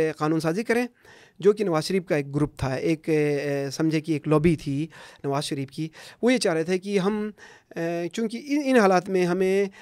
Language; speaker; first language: Urdu; non-native, local second language; Punjabi